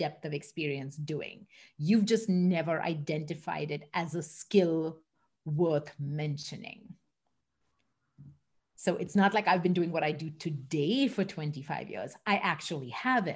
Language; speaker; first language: English; non-native, local second language; Hindi